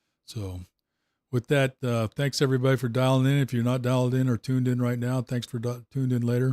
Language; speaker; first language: English; native; English